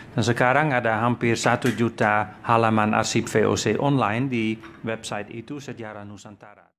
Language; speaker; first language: Indonesian; non-native, fluent; Dutch